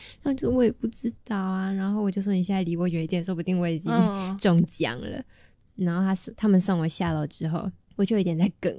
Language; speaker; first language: Chinese; native; Chinese